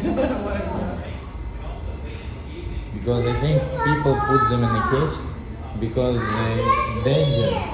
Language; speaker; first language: English; non-native, fluent; Russian